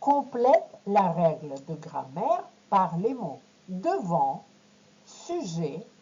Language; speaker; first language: French; non-native, fluent; Ukrainian